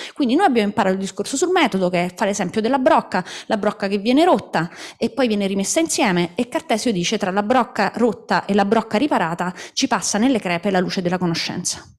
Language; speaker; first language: Italian; native; Italian